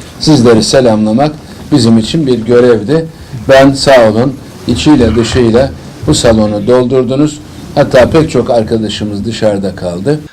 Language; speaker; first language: Turkish; native; Turkish